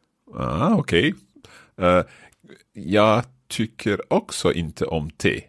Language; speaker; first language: Swedish; non-native, learner; English